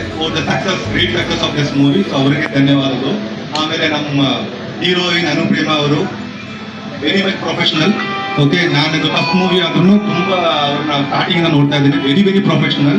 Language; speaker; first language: Kannada; non-native, local second language; Malayalam